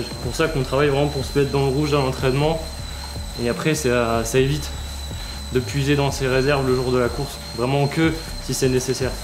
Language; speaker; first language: French; native; French